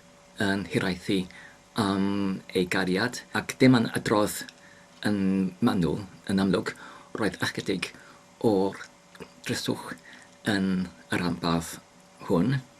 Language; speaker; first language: Welsh; non-native, learner; English